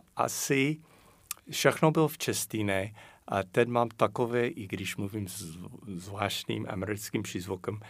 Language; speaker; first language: Czech; non-native, fluent; English